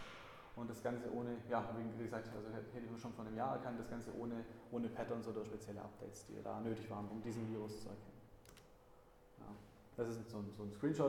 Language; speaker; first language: German; native; German